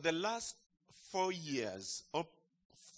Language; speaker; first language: English; non-native, local second language; Ganda